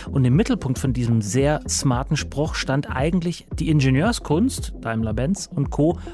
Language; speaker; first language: German; native; German